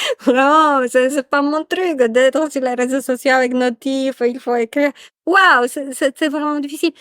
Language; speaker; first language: French; non-native, fluent; Polish